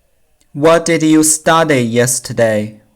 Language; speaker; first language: English; non-native, learner; Chinese